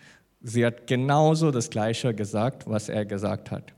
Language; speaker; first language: German; non-native, learner; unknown